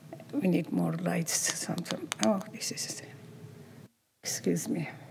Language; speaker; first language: English; non-native, fluent; Persian